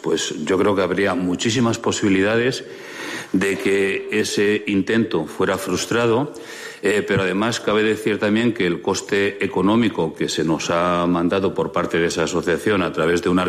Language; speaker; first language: Spanish; native; Spanish